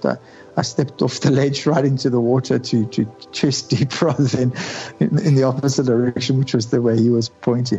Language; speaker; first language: English; native; English